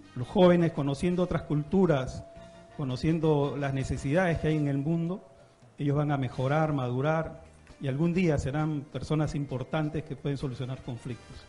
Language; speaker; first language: Spanish; native; Spanish